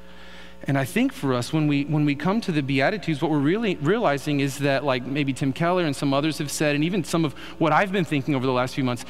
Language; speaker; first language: English; native; English